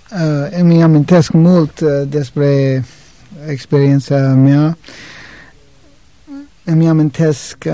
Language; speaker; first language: Romanian; non-native, learner; English